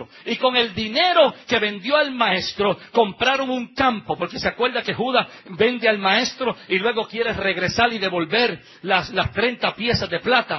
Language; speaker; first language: Spanish; native; Spanish